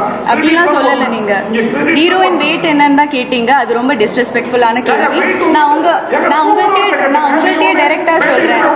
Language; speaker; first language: Tamil; non-native, fluent; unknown